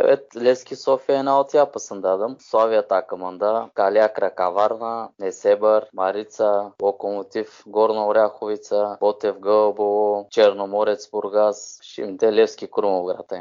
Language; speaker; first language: Turkish; native; Turkish